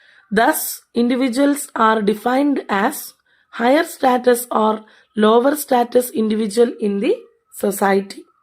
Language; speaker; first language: English; non-native, local second language; Malayalam